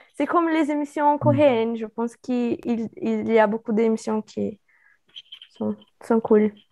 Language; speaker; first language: French; non-native, learner; Portuguese